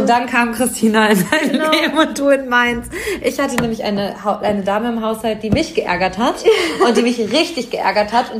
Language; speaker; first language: German; native; German